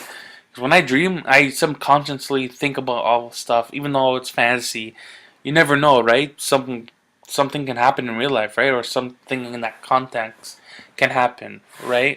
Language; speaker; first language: English; native; English